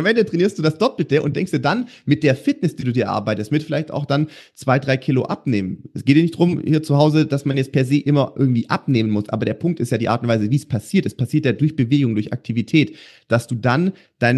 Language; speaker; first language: German; native; German